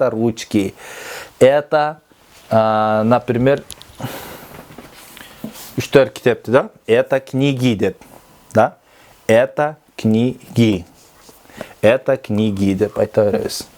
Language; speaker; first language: Russian; non-native, fluent; Kyrgyz